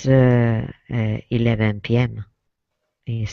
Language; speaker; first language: English; non-native, learner; Spanish